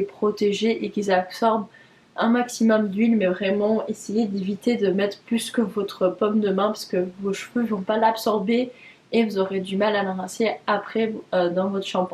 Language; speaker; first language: French; native; French